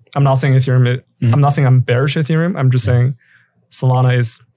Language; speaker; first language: English; native; English